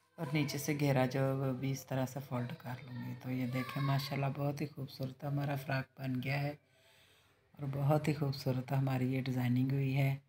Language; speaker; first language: Hindi; native; Hindi